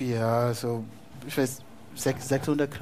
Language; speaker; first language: German; non-native, fluent; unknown